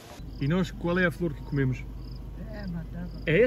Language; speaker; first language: Portuguese; non-native, learner; French